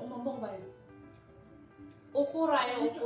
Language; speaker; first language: Korean; non-native, learner; Filipino